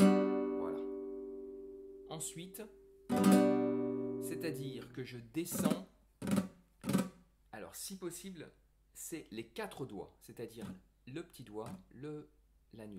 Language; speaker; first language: French; native; French